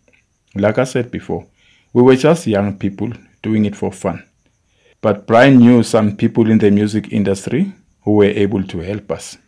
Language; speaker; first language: English; non-native, local second language; Zulu